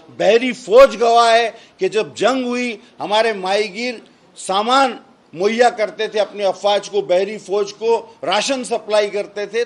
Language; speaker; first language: Urdu; non-native, local second language; Sindhi